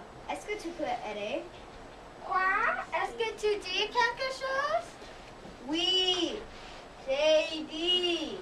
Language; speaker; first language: French; non-native, learner; English